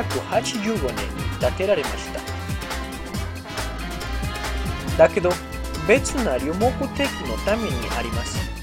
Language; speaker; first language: Japanese; non-native, learner; Spanish